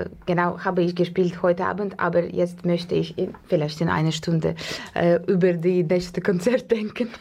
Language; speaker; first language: German; non-native, learner; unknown